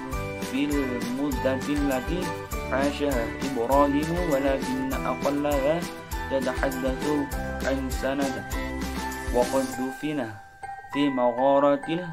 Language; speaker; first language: Arabic; non-native, learner; Indonesian